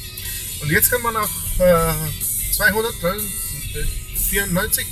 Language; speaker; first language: German; non-native, learner; Greek